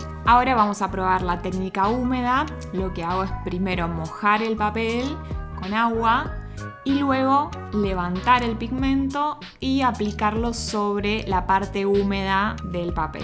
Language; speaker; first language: Spanish; native; Spanish